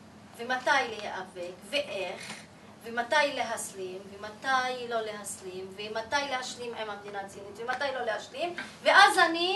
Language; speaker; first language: Hebrew; non-native, local second language; Arabic